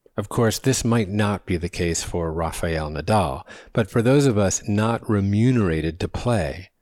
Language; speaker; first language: English; native; English